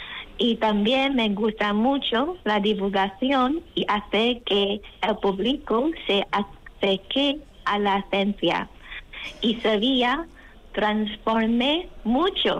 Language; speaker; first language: Spanish; non-native, learner; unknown